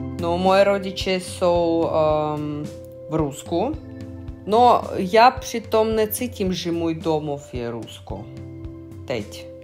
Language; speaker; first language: Czech; non-native, learner; Russian